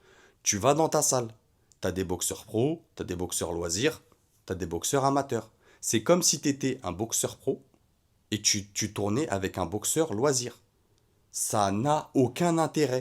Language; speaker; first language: French; native; French